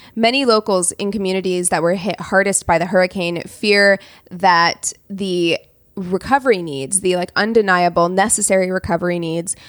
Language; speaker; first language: English; native; English